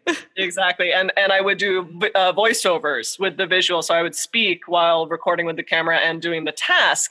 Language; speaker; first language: English; native; English